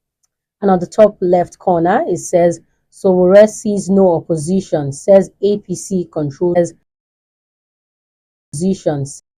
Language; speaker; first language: English; non-native, local second language; Yoruba